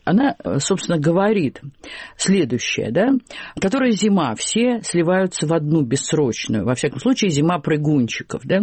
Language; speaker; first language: Russian; native; Russian